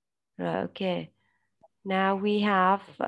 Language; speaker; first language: English; non-native, learner; Vietnamese